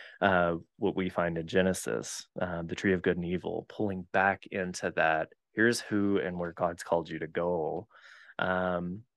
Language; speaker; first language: English; native; English